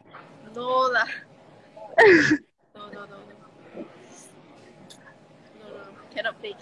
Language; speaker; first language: English; non-native, learner; Thai